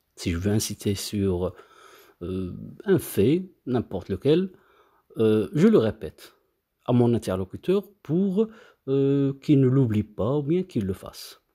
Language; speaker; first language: French; non-native, local second language; Arabic